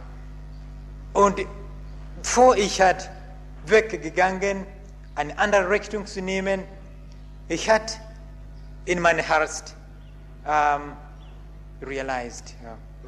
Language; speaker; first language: German; non-native, learner; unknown